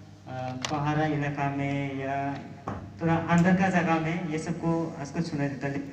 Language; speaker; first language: Hindi; non-native, local second language; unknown